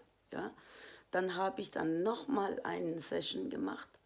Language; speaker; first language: German; non-native, fluent; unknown